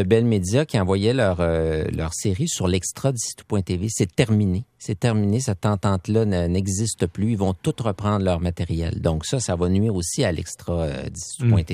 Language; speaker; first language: French; native; French